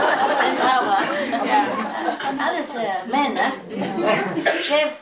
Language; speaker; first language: German; non-native, learner; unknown